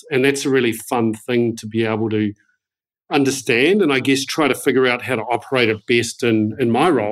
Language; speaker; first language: English; native; English